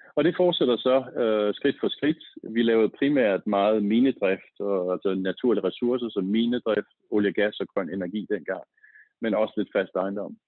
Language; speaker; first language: Danish; native; Danish